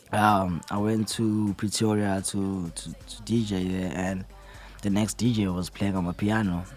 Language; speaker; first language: English; non-native, local second language; Zulu